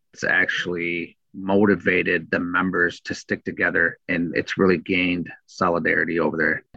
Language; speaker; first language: English; native; English